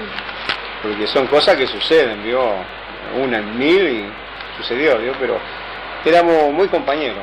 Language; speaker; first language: Spanish; native; Spanish